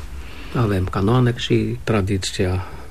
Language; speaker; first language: Romanian; non-native, fluent; Finnish